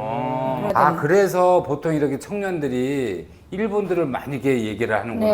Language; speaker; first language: Korean; native; Korean